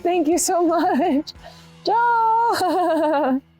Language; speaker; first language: English; native; English